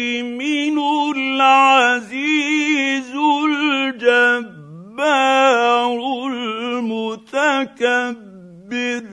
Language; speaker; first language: Arabic; native; Arabic